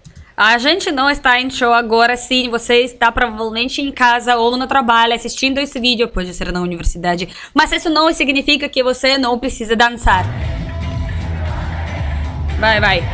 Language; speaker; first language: Portuguese; non-native, learner; Russian